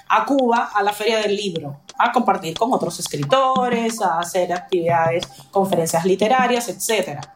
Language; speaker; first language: Spanish; native; Spanish